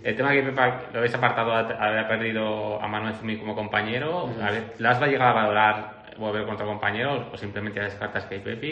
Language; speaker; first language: Spanish; native; Spanish